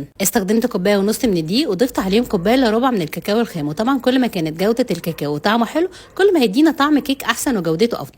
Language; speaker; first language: Arabic; native; Arabic